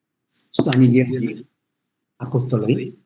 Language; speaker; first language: Russian; non-native, learner; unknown